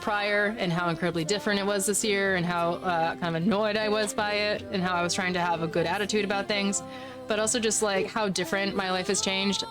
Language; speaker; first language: English; native; English